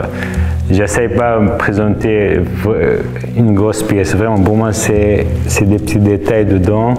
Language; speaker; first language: French; non-native, fluent; Arabic